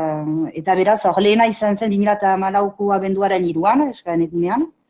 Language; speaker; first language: Basque; native; Basque